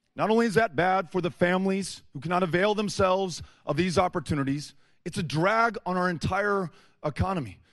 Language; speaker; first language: English; native; English